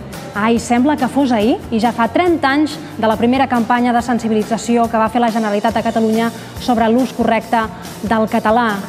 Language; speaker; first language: Catalan; native; Catalan